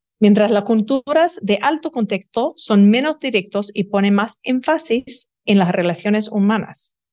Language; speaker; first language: Spanish; early bilingual, heritage; Spanish